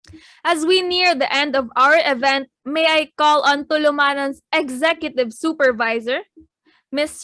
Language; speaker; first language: English; non-native, local second language; Filipino